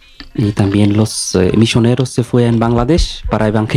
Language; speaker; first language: Spanish; non-native, learner; Bangla